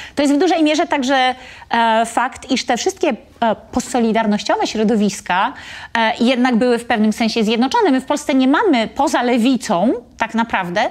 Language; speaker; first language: Polish; native; Polish